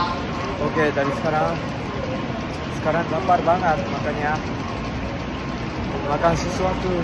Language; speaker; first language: Indonesian; non-native, fluent; Japanese